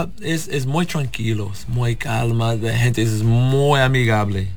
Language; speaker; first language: Spanish; non-native, learner; English